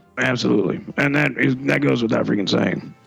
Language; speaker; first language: English; native; English